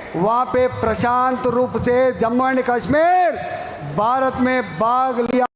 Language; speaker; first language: Hindi; non-native, local second language; Telugu